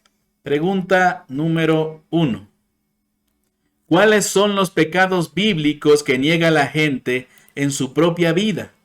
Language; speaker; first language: Spanish; non-native, fluent; English